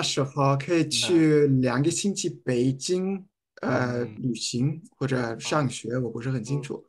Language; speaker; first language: Chinese; non-native, fluent; German